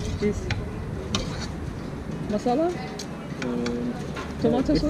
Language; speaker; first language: English; non-native, learner; Turkish